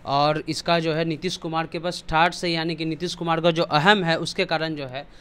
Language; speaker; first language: Hindi; native; Hindi